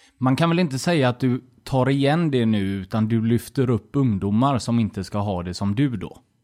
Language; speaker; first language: Swedish; native; Swedish